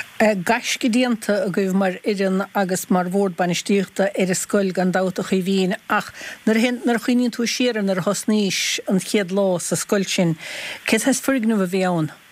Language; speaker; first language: Irish; native; Irish